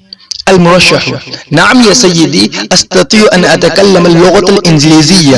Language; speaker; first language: Arabic; non-native, fluent; Urdu